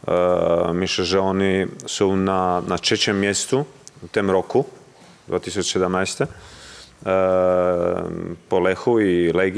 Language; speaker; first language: Polish; non-native, learner; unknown